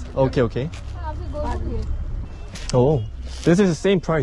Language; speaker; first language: English; non-native, learner; Korean